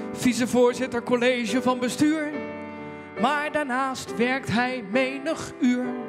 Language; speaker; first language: Dutch; native; Dutch